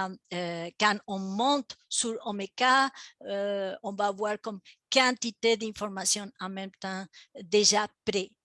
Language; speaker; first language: French; non-native, fluent; Spanish